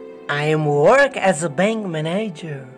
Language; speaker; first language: English; non-native, learner; Nepali